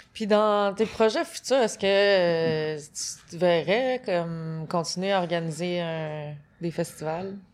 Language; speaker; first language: French; native; French